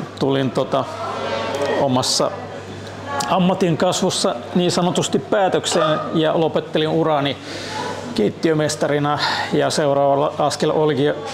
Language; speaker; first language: Finnish; early bilingual, other home language; Russian